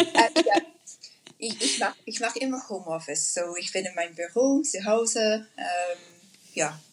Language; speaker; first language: German; non-native, learner; English